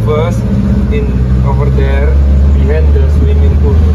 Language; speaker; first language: English; non-native, learner; Indonesian